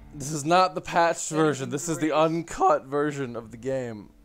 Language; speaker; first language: English; native; English